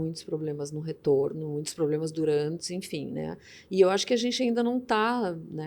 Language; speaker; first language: Portuguese; native; Portuguese